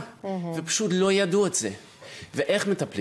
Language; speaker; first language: Hebrew; non-native, fluent; English